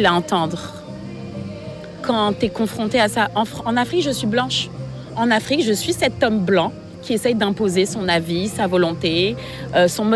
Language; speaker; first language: French; native; French